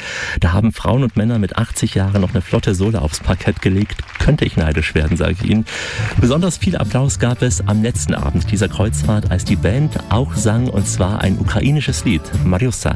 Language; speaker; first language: German; native; German